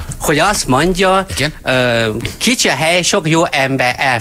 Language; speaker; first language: Hungarian; non-native, learner; Chinese